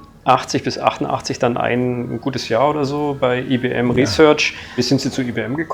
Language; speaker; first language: German; native; German